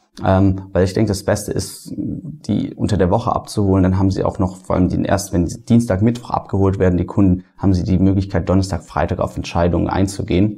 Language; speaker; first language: German; native; German